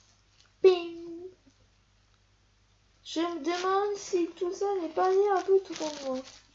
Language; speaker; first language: French; native; French